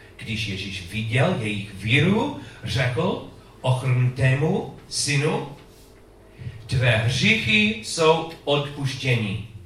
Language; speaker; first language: Czech; non-native, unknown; English